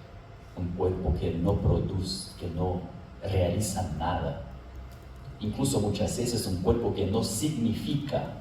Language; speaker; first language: Spanish; non-native, fluent; Portuguese